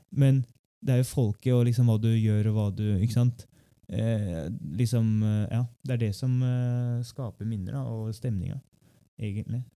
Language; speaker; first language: Norwegian; early bilingual, other home language; Turkish